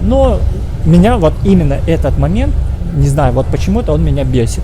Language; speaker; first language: Russian; native; Russian